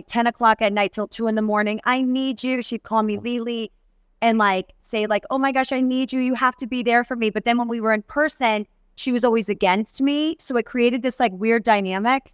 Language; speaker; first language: English; native; English